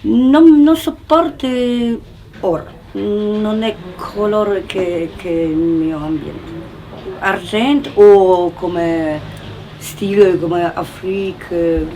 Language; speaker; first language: Italian; non-native, learner; Polish